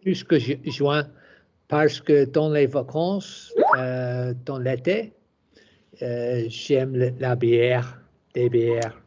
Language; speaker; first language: French; non-native, learner; English